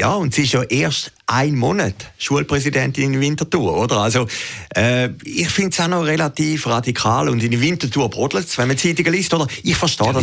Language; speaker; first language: German; native; German